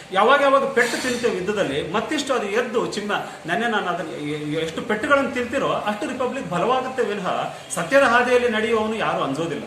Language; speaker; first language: Kannada; native; Kannada